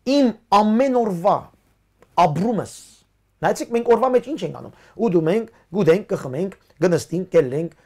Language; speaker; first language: Armenian; early bilingual, heritage; Armenian